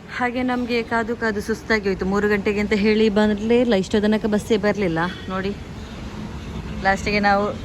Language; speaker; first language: Kannada; non-native, local second language; Malayalam